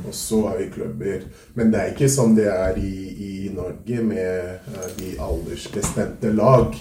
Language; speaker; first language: Norwegian; non-native, fluent; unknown